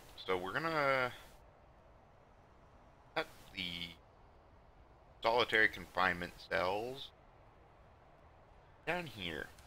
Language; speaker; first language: English; native; English